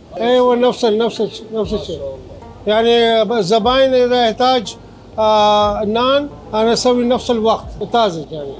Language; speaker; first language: Arabic; non-native, learner; Urdu